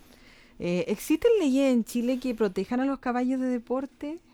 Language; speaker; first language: Spanish; native; Spanish